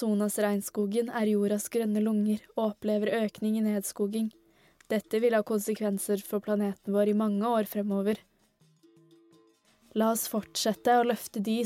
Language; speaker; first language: Norwegian; native; Norwegian